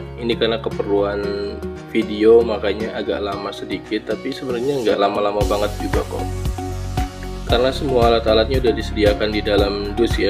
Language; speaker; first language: Indonesian; native; Indonesian